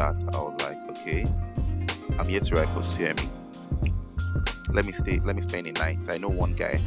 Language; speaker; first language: English; non-native, local second language; Yoruba